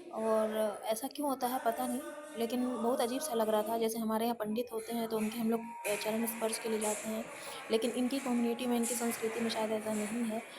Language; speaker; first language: Hindi; native; Hindi